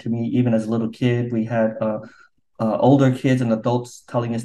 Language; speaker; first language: English; native; English